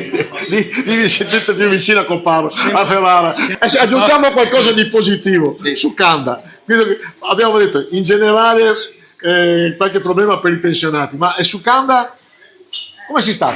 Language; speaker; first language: Italian; native; Italian